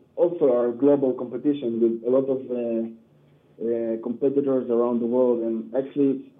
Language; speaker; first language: English; non-native, learner; Hebrew